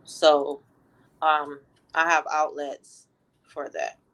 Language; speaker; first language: English; native; English